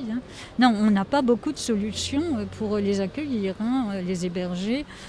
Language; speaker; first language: French; native; French